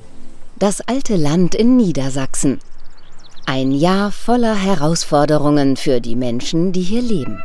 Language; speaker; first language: German; native; German